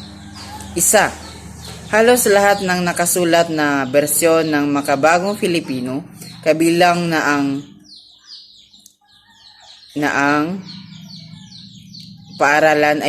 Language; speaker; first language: Filipino; non-native, local second language; Cebuano